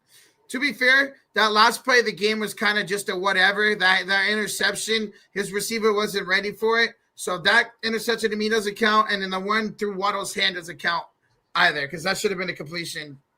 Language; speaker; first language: English; native; English